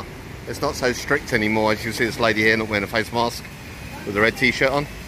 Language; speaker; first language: English; native; English